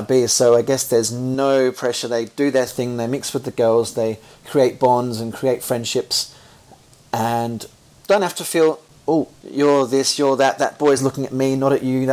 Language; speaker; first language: English; native; English